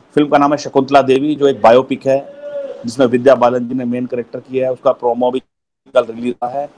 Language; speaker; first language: Hindi; native; Hindi